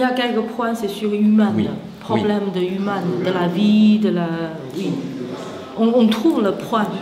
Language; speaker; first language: French; non-native, learner; Chinese